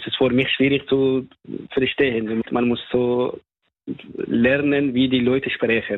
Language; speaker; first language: German; non-native, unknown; Persian